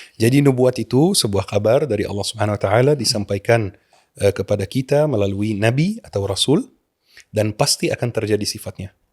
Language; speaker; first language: Indonesian; non-native, fluent; Arabic